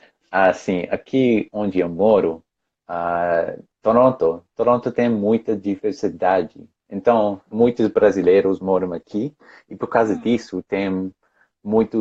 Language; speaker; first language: Portuguese; non-native, fluent; English